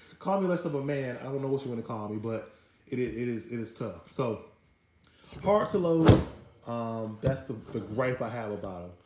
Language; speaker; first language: English; native; English